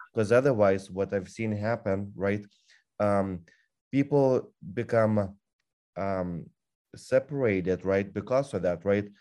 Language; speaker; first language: English; non-native, fluent; Lithuanian